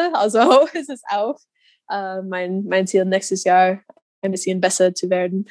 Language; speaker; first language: German; non-native, fluent; English